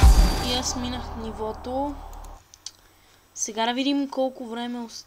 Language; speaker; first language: Bulgarian; native; Bulgarian